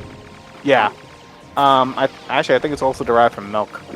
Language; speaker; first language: English; native; English